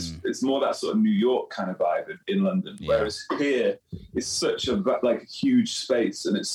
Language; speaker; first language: English; native; English